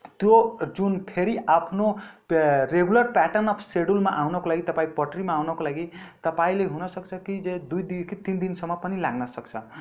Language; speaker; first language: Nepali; non-native, local second language; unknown